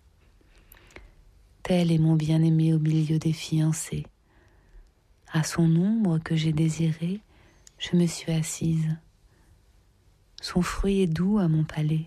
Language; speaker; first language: French; native; French